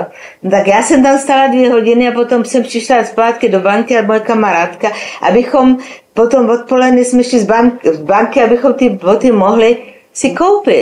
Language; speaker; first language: Czech; non-native, local second language; Slovak